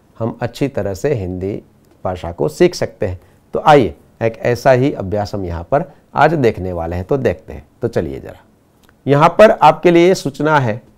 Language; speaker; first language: Hindi; non-native, local second language; Gujarati